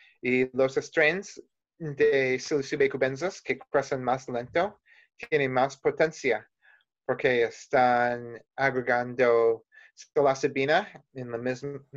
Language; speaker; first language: Spanish; non-native, learner; English